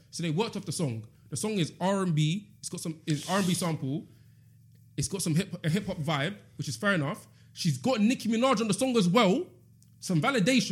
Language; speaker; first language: English; native; English